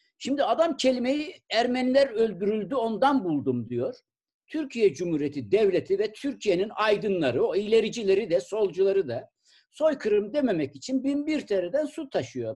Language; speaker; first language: Turkish; native; Turkish